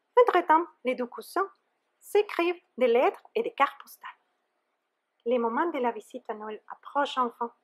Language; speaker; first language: French; non-native, fluent; Spanish